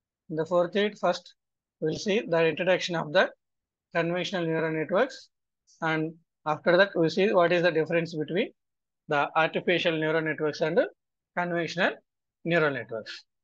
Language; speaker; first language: English; non-native, local second language; Telugu